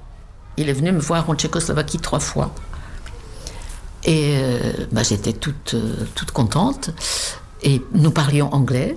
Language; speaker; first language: French; non-native, fluent; Czech